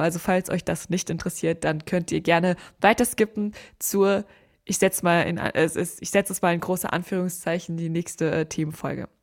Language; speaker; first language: German; native; German